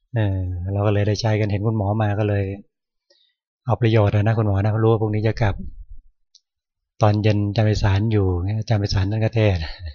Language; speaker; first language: Thai; native; Thai